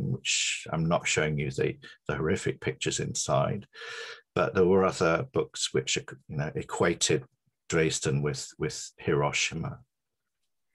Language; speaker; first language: English; native; English